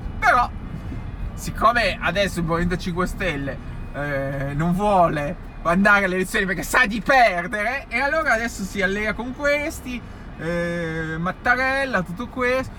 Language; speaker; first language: Italian; native; Italian